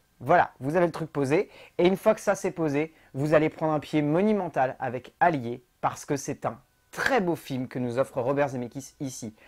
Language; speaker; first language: French; native; French